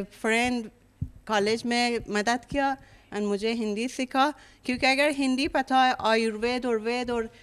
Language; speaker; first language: Hindi; non-native, learner; Persian